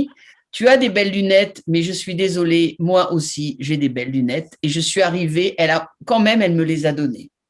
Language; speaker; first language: French; native; French